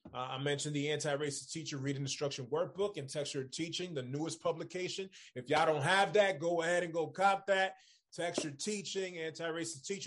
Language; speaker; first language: English; early bilingual, other home language; Spanish